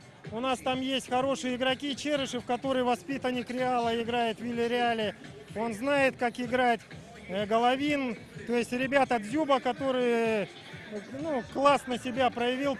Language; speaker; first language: Russian; native; Russian